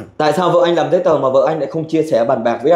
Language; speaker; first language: Vietnamese; native; Vietnamese